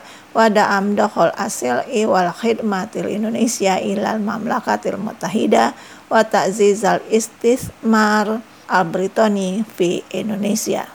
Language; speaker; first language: Arabic; non-native, fluent; Indonesian